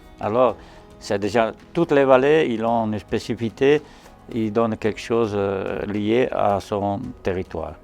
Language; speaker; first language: French; non-native, local second language; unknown